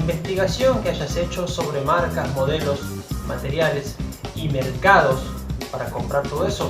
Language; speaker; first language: Spanish; native; Spanish